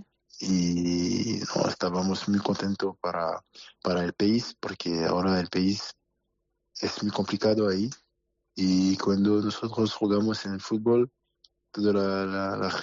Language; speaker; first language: Spanish; non-native, learner; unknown